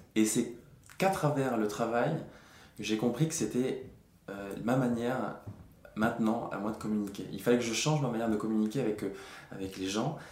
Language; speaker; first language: French; native; French